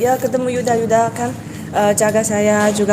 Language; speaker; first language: Indonesian; non-native, learner; Chinese